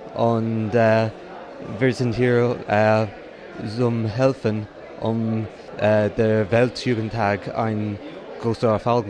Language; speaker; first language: German; non-native, fluent; English